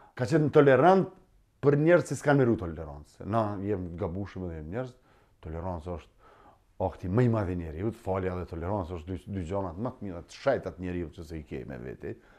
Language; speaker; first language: Albanian; native; Albanian